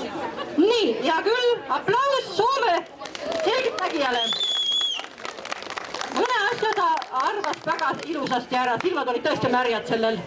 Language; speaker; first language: Estonian; native; Estonian